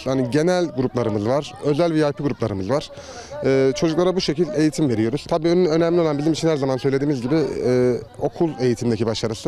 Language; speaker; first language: Turkish; native; Turkish